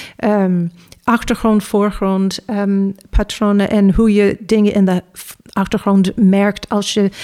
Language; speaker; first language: Dutch; non-native, fluent; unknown